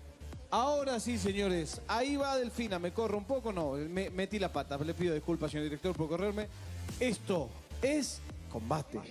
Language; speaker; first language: Spanish; native; Spanish